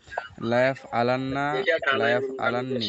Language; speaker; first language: Arabic; non-native, learner; Bangla